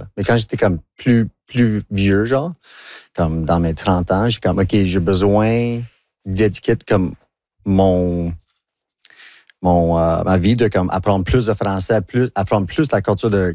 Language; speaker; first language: French; non-native, local second language; English